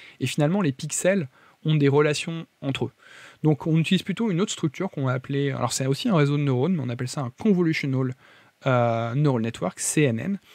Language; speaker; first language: French; native; French